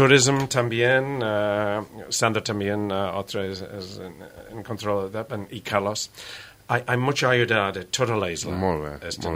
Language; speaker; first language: Spanish; non-native, learner; English